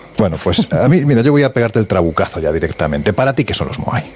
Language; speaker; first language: Spanish; native; Spanish